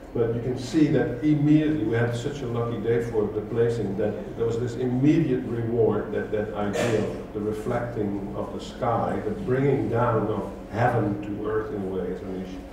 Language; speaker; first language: English; non-native, fluent; Dutch